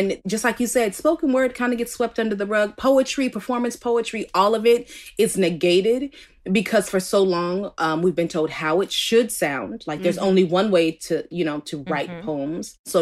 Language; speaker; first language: English; native; English